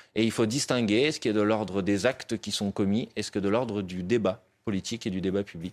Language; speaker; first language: French; native; French